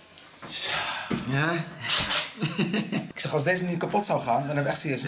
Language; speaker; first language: Dutch; early bilingual, other home language; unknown